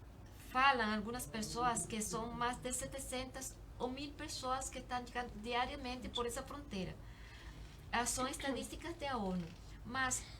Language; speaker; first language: Portuguese; non-native, learner; Spanish